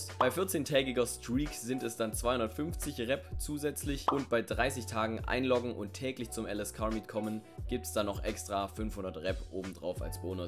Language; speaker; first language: German; native; German